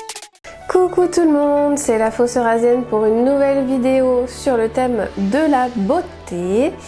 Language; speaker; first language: French; native; French